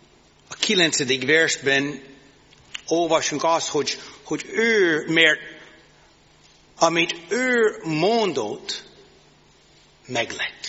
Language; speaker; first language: Hungarian; non-native, fluent; English